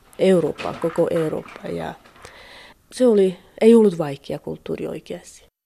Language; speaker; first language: Finnish; non-native, learner; Central Kurdish